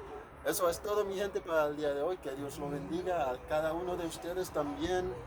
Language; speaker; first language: Spanish; non-native, fluent; Haitian Creole